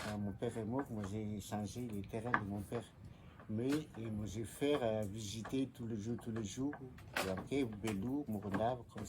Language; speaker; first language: French; non-native, local second language; Malagasy